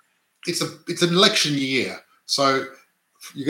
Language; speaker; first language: English; native; English